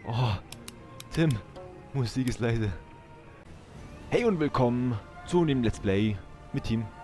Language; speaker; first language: German; native; German